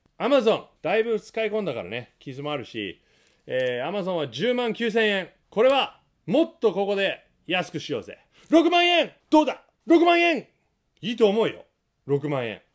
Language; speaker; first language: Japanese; non-native, fluent; English